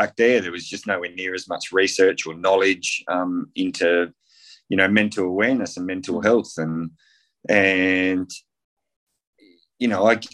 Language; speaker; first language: English; native; English